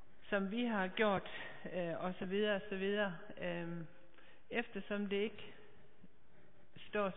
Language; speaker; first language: Danish; native; Danish